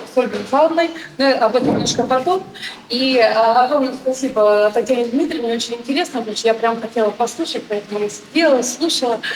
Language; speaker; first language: Russian; native; Russian